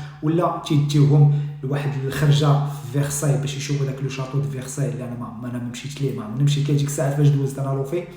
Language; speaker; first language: Arabic; native; Arabic